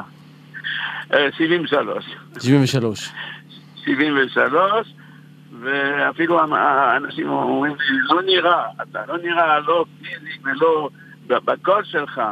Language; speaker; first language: Hebrew; non-native, fluent; French